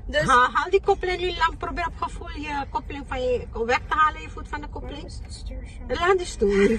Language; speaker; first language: Dutch; non-native, fluent; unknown